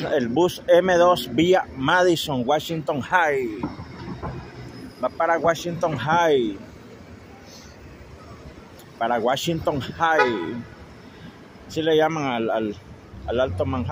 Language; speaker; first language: Spanish; native; Spanish